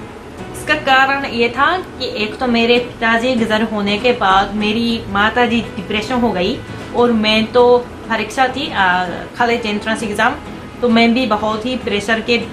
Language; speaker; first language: Hindi; non-native, fluent; Japanese